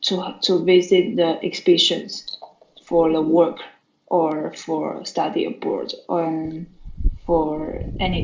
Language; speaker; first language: English; non-native, learner; Chinese